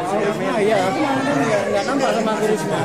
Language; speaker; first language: Indonesian; non-native, local second language; Javanese